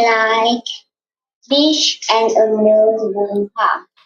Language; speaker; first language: English; non-native, learner; Vietnamese